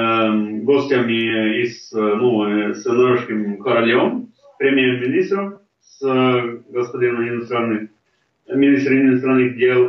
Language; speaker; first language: Russian; non-native, fluent; Norwegian